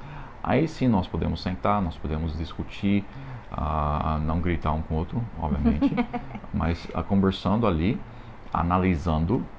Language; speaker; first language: Portuguese; non-native, fluent; English